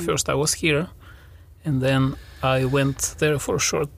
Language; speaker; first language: English; non-native, fluent; Russian